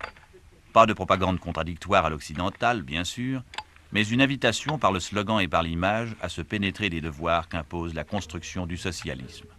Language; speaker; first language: French; native; French